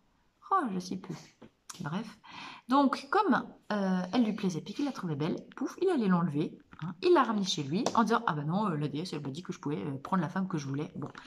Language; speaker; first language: French; native; French